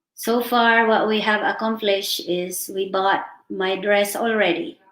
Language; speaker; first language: English; non-native, local second language; Filipino